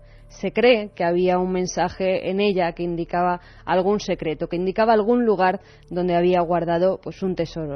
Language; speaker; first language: Spanish; native; Spanish